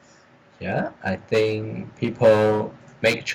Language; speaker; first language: English; non-native, learner; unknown